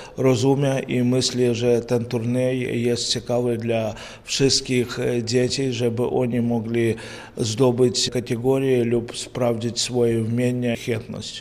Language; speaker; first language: Polish; non-native, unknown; Ukrainian